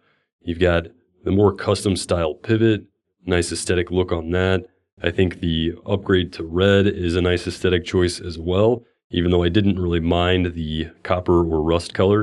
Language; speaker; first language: English; native; English